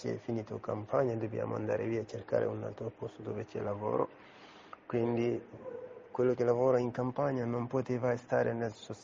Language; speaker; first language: Italian; non-native, learner; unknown